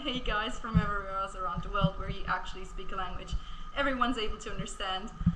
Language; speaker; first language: English; non-native, fluent; German